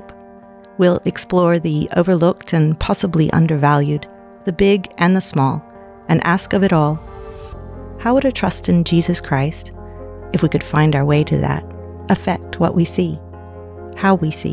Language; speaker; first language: English; native; English